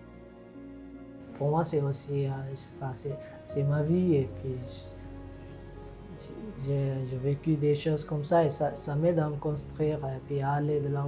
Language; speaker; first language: French; non-native, fluent; Tigrinya